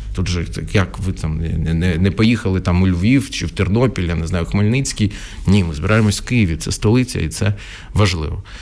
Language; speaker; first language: Ukrainian; non-native, local second language; Russian